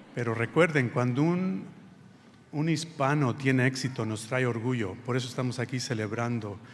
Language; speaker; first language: Spanish; early bilingual, heritage; Spanish